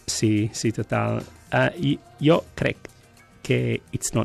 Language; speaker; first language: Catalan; non-native, learner; Italian